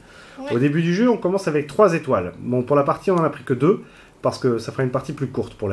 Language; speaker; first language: French; native; French